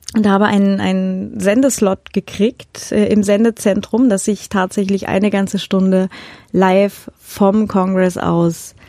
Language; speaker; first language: German; native; German